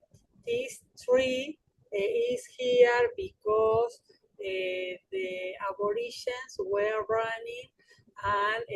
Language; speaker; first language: English; non-native, learner; Spanish